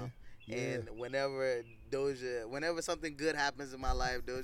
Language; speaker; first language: English; non-native, local second language; Yoruba